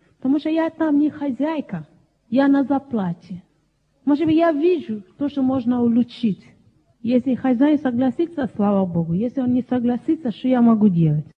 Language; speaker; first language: Russian; non-native, fluent; Yoruba